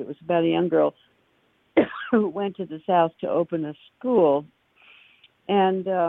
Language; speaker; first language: English; native; English